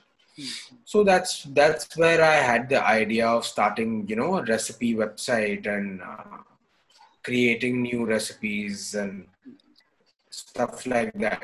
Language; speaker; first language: English; non-native, local second language; Hindi